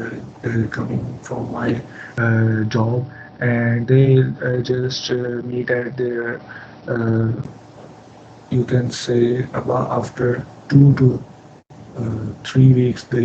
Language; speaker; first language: English; non-native, learner; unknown